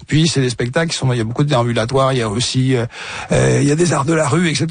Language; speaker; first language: French; native; French